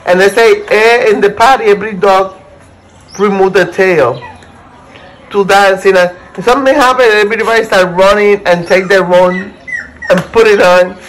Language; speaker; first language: English; non-native, learner; Spanish